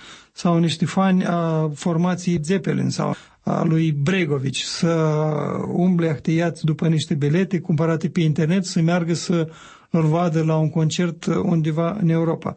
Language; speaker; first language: Romanian; native; Romanian